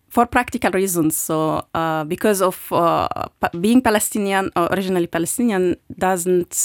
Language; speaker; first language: English; non-native, fluent; Arabic